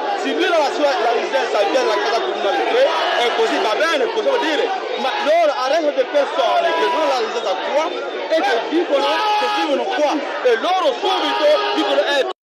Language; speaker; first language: Italian; non-native, fluent; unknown